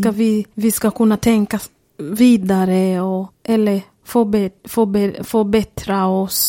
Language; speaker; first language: Swedish; non-native, fluent; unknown